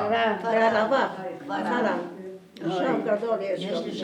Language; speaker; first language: Hebrew; non-native, fluent; Spanish